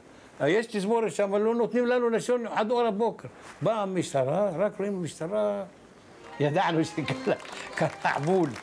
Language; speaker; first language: Hebrew; non-native, local second language; Arabic